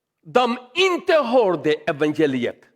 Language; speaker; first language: Swedish; non-native, learner; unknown